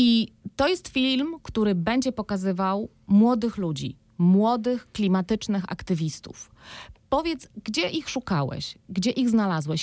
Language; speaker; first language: Polish; native; Polish